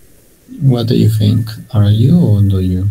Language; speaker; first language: English; non-native, learner; Spanish